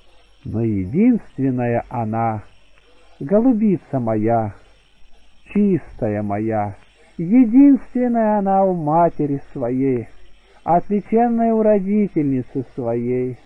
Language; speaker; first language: Russian; native; Russian